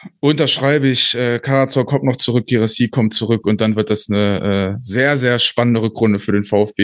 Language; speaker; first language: German; native; German